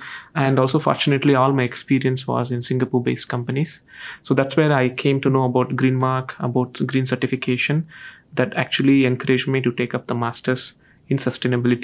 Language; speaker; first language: English; non-native, local second language; Tamil